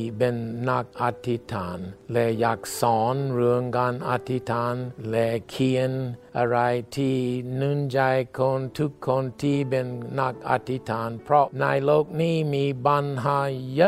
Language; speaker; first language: Thai; non-native, fluent; English